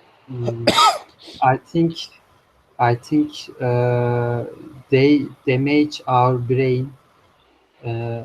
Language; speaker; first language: English; non-native, learner; Turkish